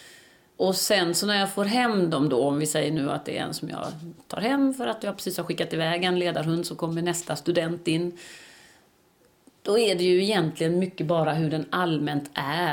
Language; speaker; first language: Swedish; native; Swedish